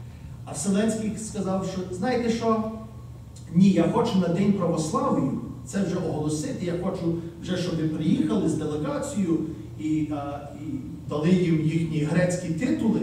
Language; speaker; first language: Ukrainian; early bilingual, heritage; Ukrainian